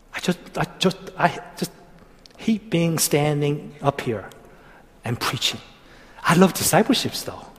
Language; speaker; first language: English; non-native, fluent; Korean